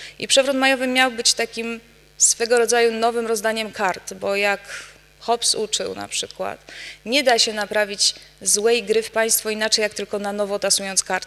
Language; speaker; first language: Polish; native; Polish